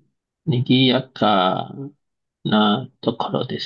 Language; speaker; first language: Japanese; non-native, learner; Chinese